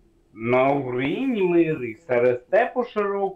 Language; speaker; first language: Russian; non-native, local second language; Ukrainian